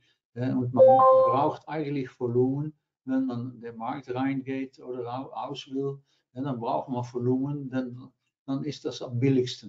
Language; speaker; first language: German; non-native, learner; Dutch